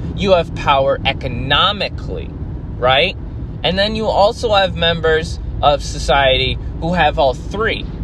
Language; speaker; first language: English; native; English